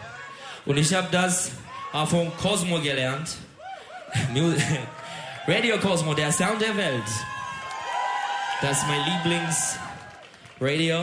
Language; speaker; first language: German; non-native, learner; Turkish